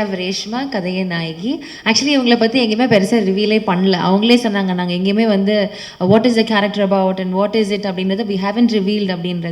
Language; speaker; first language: Tamil; native; Tamil